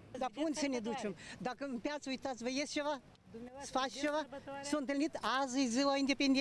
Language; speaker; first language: Romanian; native; Romanian